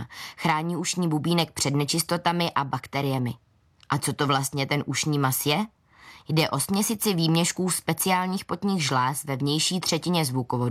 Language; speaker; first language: Czech; native; Czech